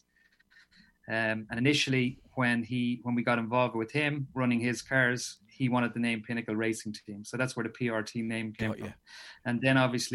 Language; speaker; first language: English; native; English